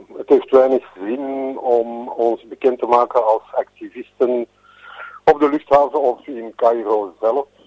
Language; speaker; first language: Dutch; native; Dutch